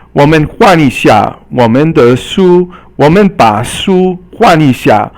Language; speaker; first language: Chinese; non-native, learner; English